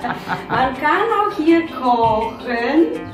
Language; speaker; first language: German; non-native, fluent; Polish